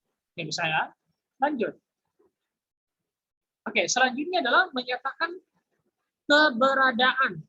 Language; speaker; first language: Indonesian; native; Indonesian